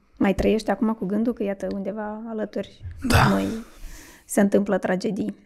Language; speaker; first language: Romanian; native; Romanian